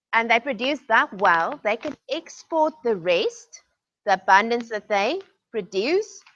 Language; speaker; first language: English; non-native, local second language; Afrikaans